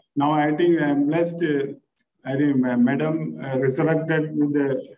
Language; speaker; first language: English; non-native, local second language; Tamil